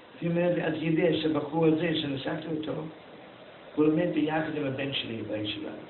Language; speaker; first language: Hebrew; non-native, fluent; German